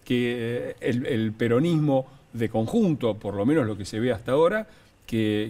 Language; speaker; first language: Spanish; native; Spanish